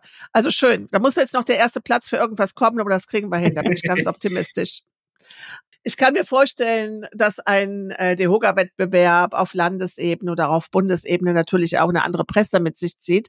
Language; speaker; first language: German; native; German